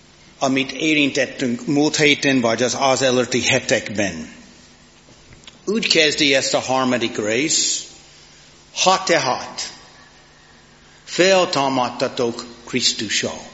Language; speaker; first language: Hungarian; non-native, fluent; English